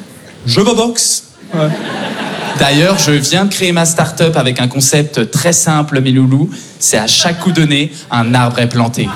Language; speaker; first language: French; native; French